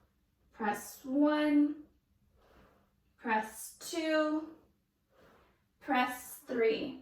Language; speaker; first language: English; native; English